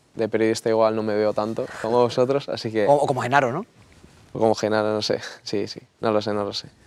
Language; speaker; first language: Spanish; native; Spanish